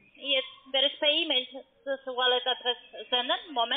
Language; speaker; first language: German; non-native, learner; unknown